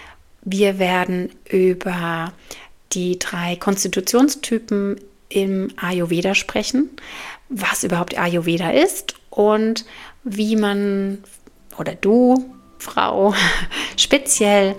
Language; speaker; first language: German; native; German